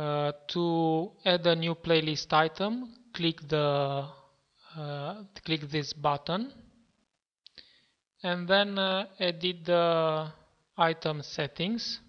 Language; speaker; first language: English; non-native, fluent; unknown